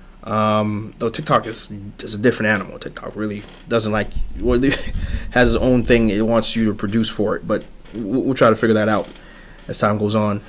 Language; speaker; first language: English; early bilingual, other home language; Haitian Creole